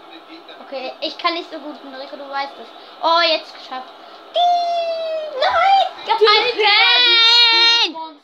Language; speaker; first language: German; native; German